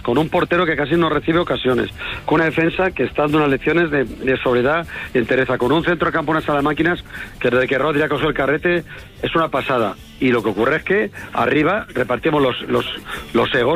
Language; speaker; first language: Spanish; native; Spanish